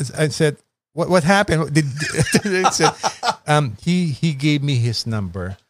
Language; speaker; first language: English; non-native, local second language; Filipino